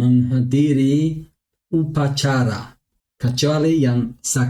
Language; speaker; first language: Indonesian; non-native, learner; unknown